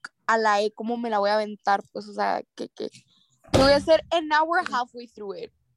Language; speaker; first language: Spanish; early bilingual, heritage; Spanish